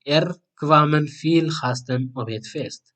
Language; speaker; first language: Dutch; non-native, fluent; Tigrinya